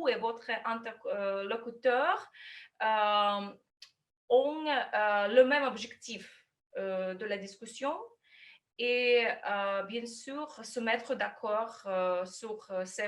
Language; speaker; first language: French; non-native, fluent; Russian